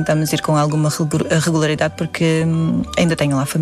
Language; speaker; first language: Portuguese; early bilingual, other home language; Indonesian